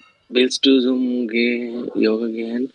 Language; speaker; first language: German; non-native, learner; Bangla